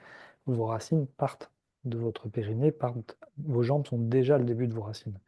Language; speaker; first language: French; native; French